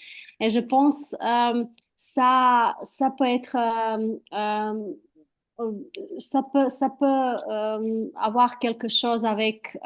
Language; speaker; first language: French; non-native, fluent; Croatian